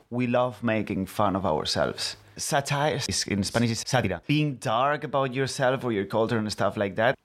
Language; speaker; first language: English; non-native, fluent; Spanish